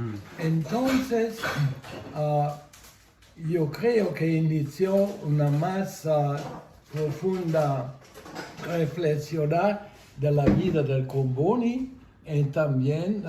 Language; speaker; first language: Spanish; non-native, fluent; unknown